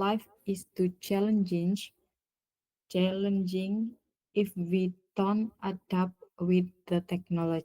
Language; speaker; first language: English; non-native, learner; Indonesian